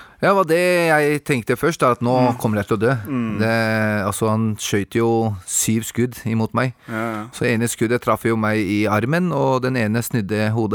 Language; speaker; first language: Norwegian; native; Norwegian